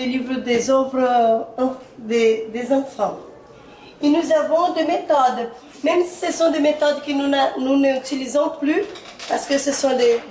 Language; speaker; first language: French; non-native, fluent; Portuguese